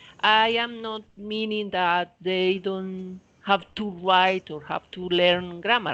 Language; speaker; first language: English; non-native, fluent; Spanish